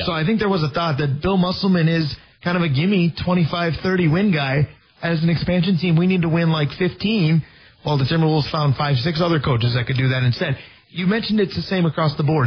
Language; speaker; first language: English; native; English